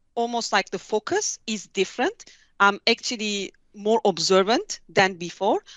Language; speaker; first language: English; non-native, fluent; Turkish